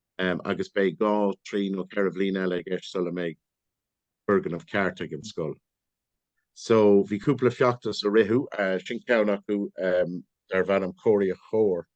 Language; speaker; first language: Irish; non-native, local second language; English